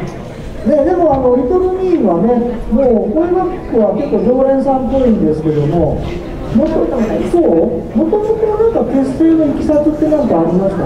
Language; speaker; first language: Japanese; native; Japanese